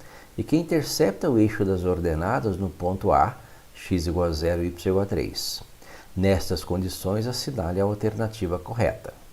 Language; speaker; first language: Portuguese; native; Portuguese